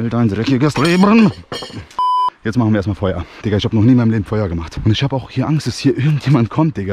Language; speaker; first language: German; early bilingual, other home language; Bosnian